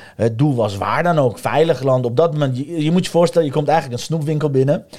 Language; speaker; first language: Dutch; non-native, fluent; Persian